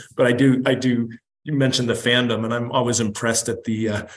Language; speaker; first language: English; native; English